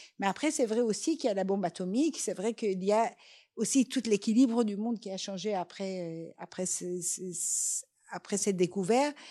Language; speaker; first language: French; non-native, fluent; Persian